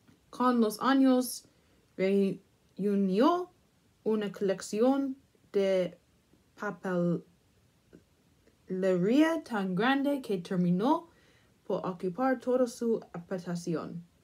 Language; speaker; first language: Spanish; non-native, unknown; English